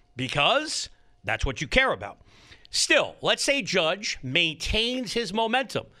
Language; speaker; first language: English; native; English